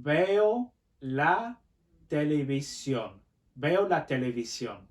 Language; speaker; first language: Spanish; non-native, fluent; English